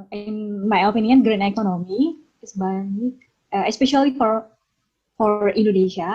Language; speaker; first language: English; non-native, learner; Indonesian